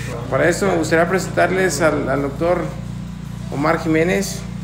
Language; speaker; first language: Spanish; native; Spanish